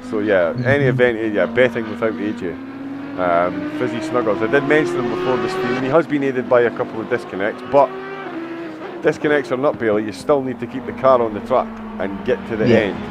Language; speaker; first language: English; native; English